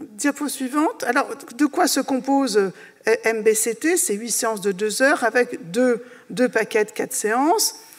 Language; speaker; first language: French; native; French